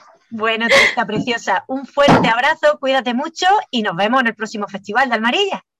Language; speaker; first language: Spanish; native; Spanish